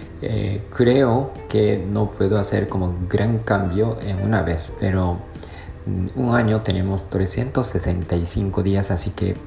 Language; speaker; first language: Spanish; non-native, fluent; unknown